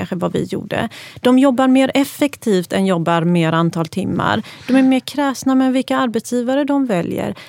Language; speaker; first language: Swedish; early bilingual, other home language; Persian